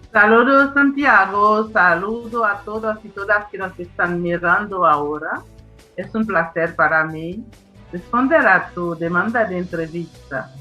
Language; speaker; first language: Spanish; non-native, fluent; Haitian Creole